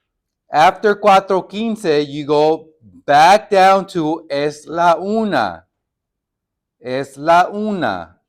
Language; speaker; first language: Spanish; non-native, fluent; English